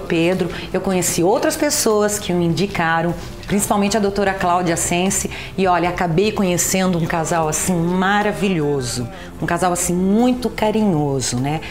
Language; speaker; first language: Portuguese; native; Portuguese